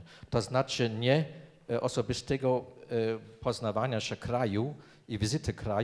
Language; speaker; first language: Polish; non-native, fluent; German